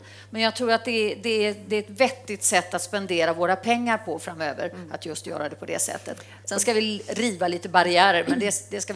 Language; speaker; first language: Swedish; native; Swedish